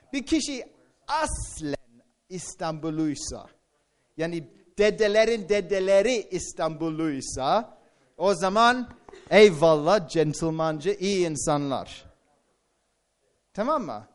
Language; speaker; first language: Turkish; non-native, fluent; English